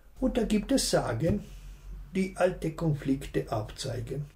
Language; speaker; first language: German; non-native, local second language; Ladin